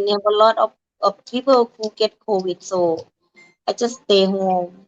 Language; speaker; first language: English; non-native, learner; Thai